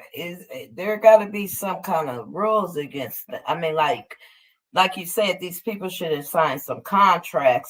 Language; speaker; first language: English; native; English